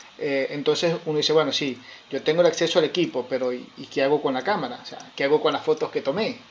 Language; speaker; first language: Spanish; native; Spanish